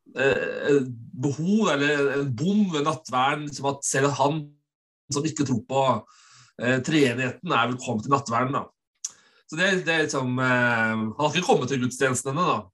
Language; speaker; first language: Norwegian; native; Norwegian